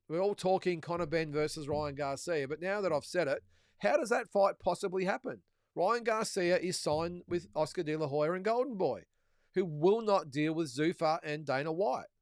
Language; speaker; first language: English; native; English